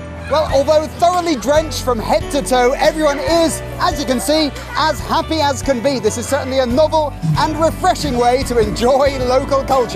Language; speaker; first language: English; native; English